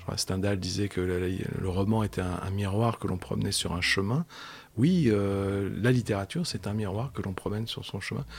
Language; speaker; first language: French; native; French